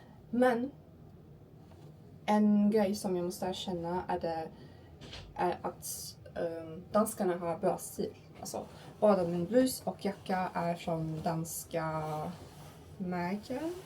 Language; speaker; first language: Swedish; non-native, learner; Turkish